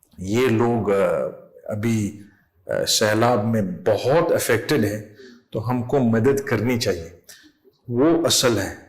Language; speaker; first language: Urdu; non-native, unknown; English